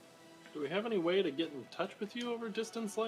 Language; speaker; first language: English; native; English